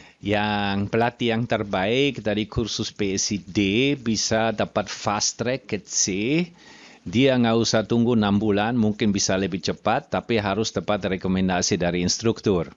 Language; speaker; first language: Indonesian; non-native, fluent; German